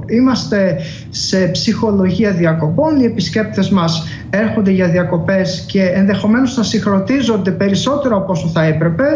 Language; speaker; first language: Greek; native; Greek